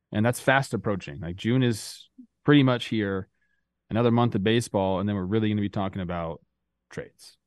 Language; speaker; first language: English; native; English